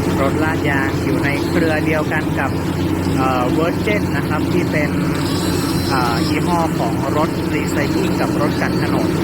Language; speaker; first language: Thai; native; Thai